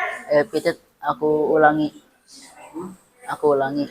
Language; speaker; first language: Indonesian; native; Indonesian